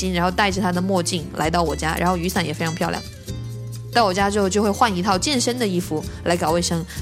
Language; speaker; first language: Chinese; native; Chinese